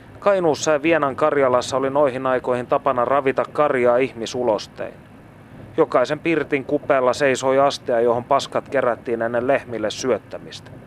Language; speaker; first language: Finnish; native; Finnish